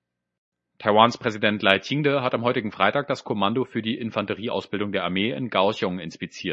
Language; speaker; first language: German; native; German